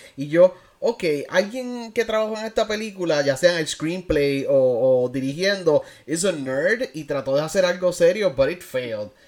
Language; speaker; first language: Spanish; early bilingual, heritage; Spanish